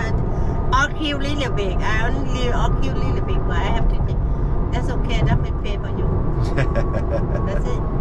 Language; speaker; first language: English; non-native, learner; Vietnamese